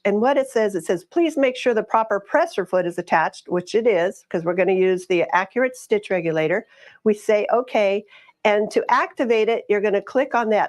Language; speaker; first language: English; native; English